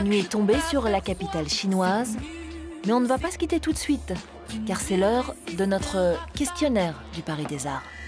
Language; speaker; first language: French; native; French